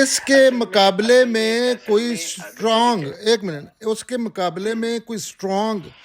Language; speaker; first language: Urdu; non-native, local second language; Punjabi